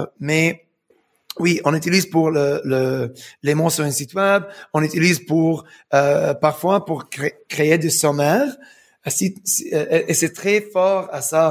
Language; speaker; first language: French; early bilingual, heritage; French